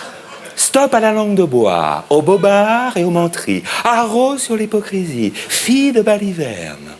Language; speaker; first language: French; native; French